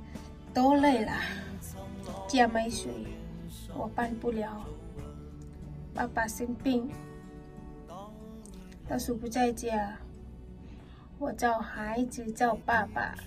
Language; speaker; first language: Chinese; non-native, learner; Lao